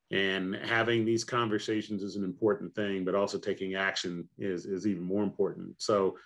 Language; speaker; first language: English; native; English